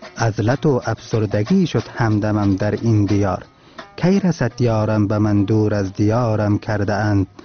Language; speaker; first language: Persian; non-native, local second language; Turkmen